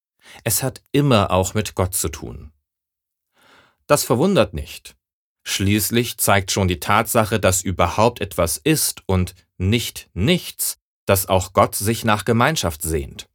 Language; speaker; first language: German; native; German